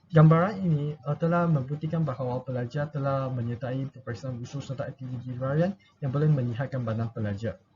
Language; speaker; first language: Malay; non-native, local second language; Chinese